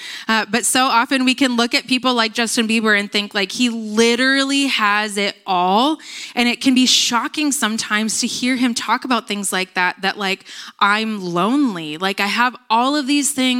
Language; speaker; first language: English; native; English